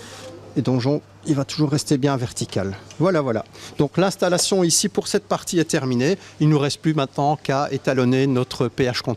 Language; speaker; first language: French; native; French